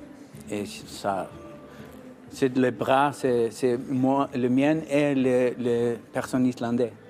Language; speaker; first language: French; non-native, learner; Icelandic